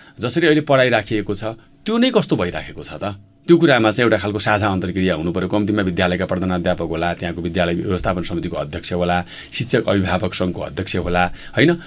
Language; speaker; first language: Nepali; native; Nepali